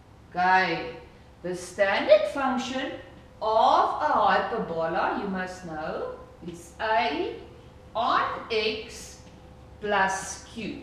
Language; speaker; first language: English; non-native, local second language; Afrikaans